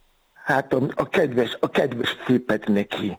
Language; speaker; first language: Hungarian; non-native, fluent; Yoruba